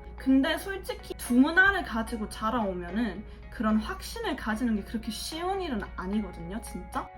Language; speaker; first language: Korean; early bilingual, heritage; Korean